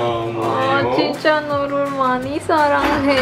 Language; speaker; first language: Korean; non-native, learner; Spanish